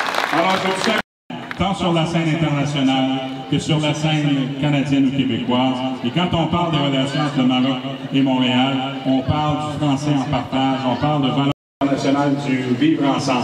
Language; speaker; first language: French; native; French